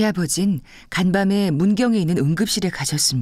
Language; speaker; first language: Korean; native; Korean